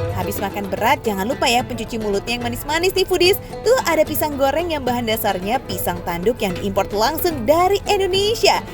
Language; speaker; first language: Indonesian; native; Indonesian